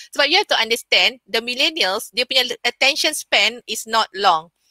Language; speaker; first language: English; non-native, local second language; Malay